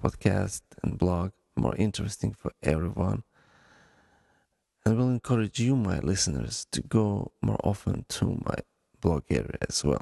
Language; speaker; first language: English; non-native, fluent; Ukrainian